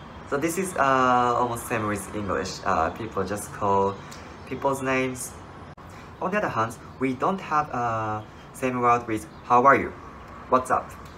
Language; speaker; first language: English; non-native, fluent; Japanese